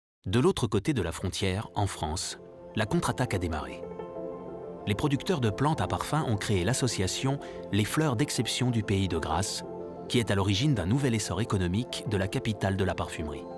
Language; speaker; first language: French; native; French